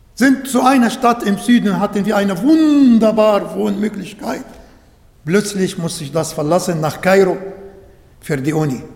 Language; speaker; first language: German; non-native, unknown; Arabic